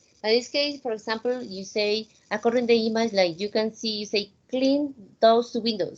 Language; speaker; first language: English; non-native, fluent; Spanish